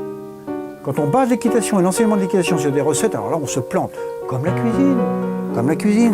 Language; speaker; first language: French; native; French